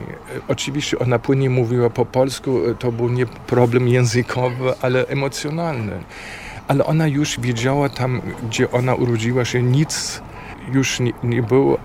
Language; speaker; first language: Polish; non-native, fluent; German